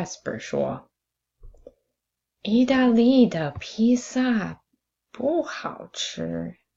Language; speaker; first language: Chinese; non-native, fluent; English